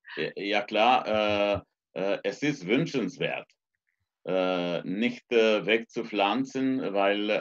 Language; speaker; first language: German; non-native, fluent; Romanian